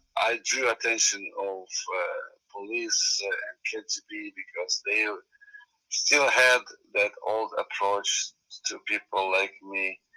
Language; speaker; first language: English; non-native, fluent; Ukrainian